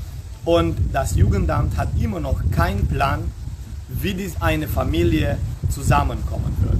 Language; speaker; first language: German; non-native, fluent; Romanian